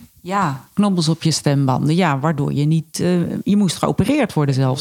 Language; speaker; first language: Dutch; native; Dutch